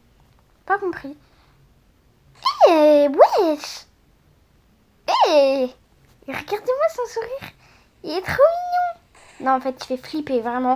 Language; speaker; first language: French; native; French